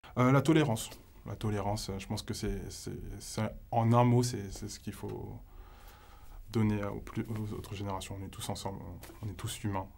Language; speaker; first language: French; native; French